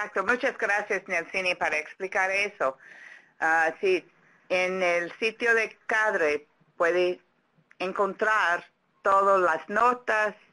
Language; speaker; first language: Spanish; non-native, fluent; English